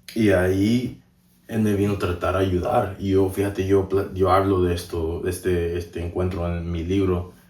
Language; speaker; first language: Spanish; early bilingual, heritage; Spanish